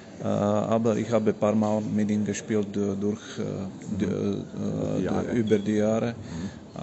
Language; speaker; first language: German; non-native, learner; Slovak